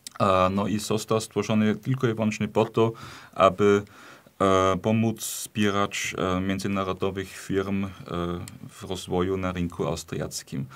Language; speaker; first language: Polish; non-native, fluent; German